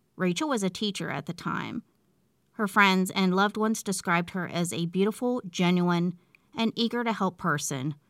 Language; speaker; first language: English; native; English